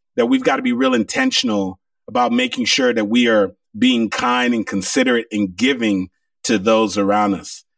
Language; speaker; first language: English; early bilingual, other home language; Haitian Creole